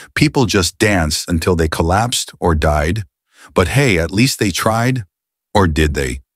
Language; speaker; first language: English; non-native, local second language; Filipino